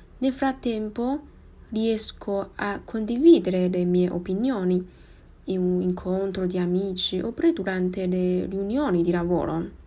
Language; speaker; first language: Italian; non-native, fluent; Chinese